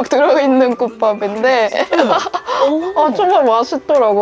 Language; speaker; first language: Korean; non-native, fluent; Japanese